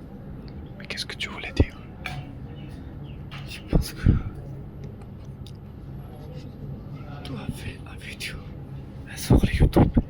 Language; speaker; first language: French; non-native, learner; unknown